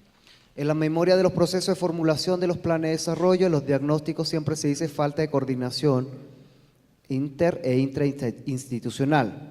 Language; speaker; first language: Spanish; native; Spanish